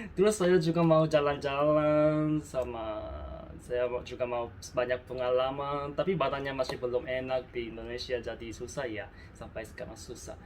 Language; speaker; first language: Indonesian; non-native, learner; Korean